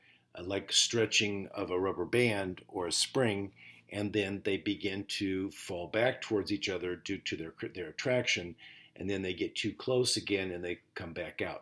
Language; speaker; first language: English; native; English